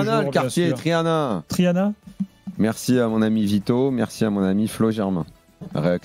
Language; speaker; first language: French; native; French